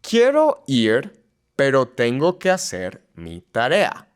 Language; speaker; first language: Spanish; non-native, fluent; English